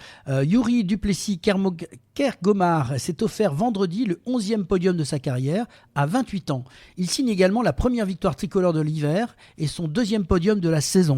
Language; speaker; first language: French; native; French